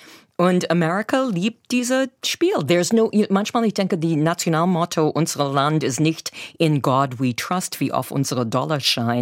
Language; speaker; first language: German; non-native, fluent; English